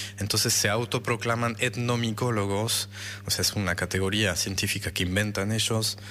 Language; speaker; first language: Spanish; non-native, fluent; French